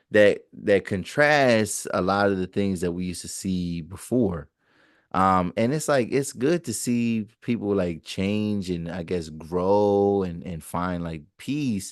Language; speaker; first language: English; native; English